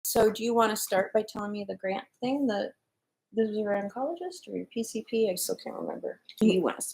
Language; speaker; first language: English; native; English